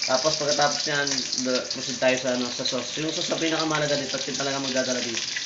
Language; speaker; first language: Filipino; native; Filipino